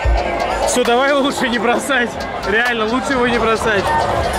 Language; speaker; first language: Russian; native; Russian